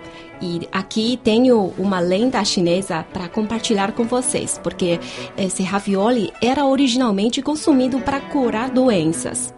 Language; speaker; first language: Portuguese; non-native, fluent; Chinese